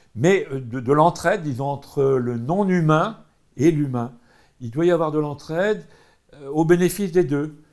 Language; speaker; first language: French; native; French